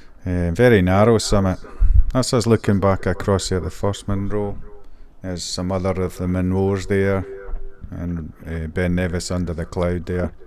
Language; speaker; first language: English; native; English